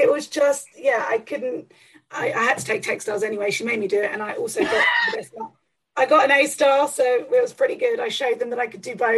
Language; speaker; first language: English; native; English